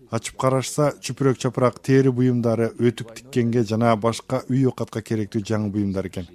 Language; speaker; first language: Kyrgyz; non-native, local second language; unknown